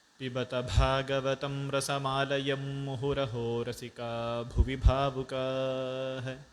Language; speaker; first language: Kannada; non-native, local second language; Tulu